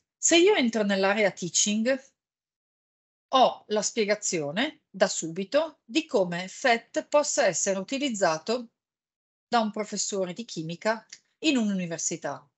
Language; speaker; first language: Italian; native; Italian